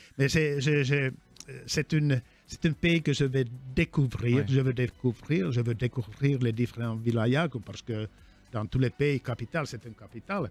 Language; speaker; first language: French; non-native, fluent; Finnish